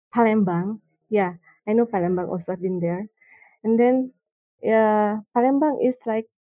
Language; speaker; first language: English; non-native, learner; Indonesian